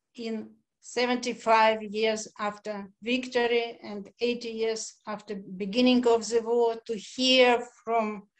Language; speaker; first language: English; non-native, fluent; Russian